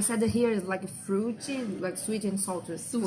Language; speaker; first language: English; non-native, fluent; Portuguese